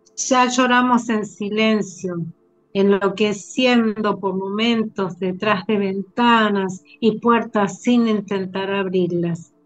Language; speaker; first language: Spanish; native; Spanish